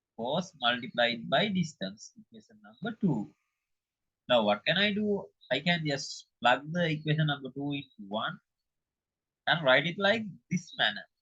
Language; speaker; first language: English; non-native, local second language; Sinhala